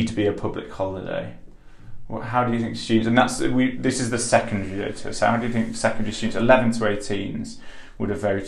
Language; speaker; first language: English; native; English